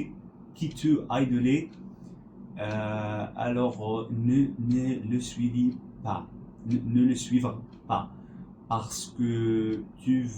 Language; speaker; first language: French; non-native, learner; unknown